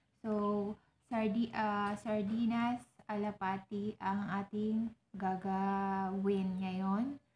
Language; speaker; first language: Filipino; non-native, local second language; Cebuano